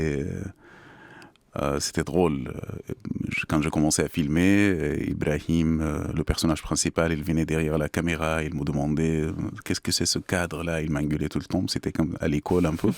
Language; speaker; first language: French; non-native, fluent; Arabic